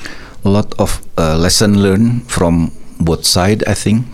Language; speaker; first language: English; non-native, learner; Indonesian